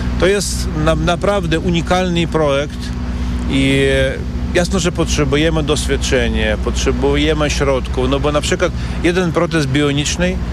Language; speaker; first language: Polish; non-native, learner; Ukrainian